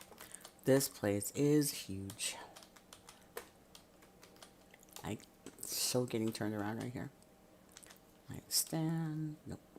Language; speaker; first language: English; native; English